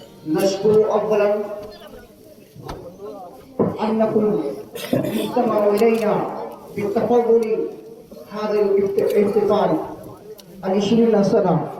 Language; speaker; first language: Arabic; non-native, learner; Urdu